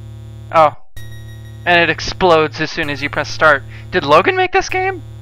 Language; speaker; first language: English; native; English